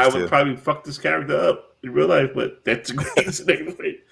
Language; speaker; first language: English; native; English